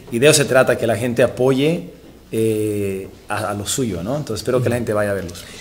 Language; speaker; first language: Spanish; native; Spanish